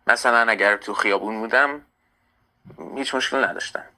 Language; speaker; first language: Persian; early bilingual, heritage; Persian